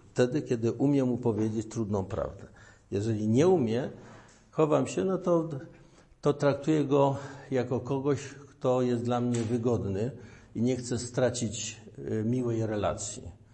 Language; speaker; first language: Polish; native; Polish